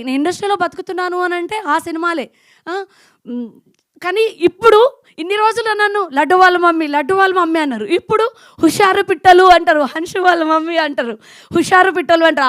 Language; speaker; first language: Telugu; native; Telugu